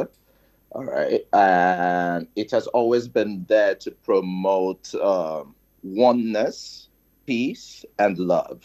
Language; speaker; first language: English; non-native, local second language; Igbo